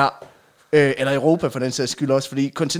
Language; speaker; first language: Danish; native; Danish